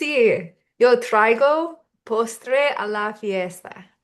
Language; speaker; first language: Spanish; non-native, learner; English